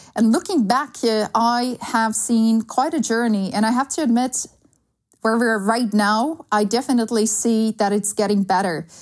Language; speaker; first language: English; non-native, fluent; Slovak